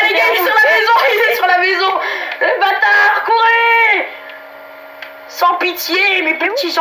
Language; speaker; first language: French; native; French